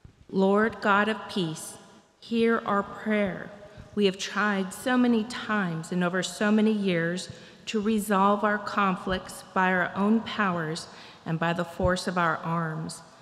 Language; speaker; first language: English; native; English